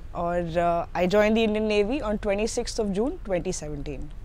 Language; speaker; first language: Hindi; native; Hindi